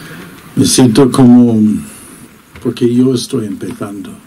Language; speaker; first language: Spanish; non-native, fluent; English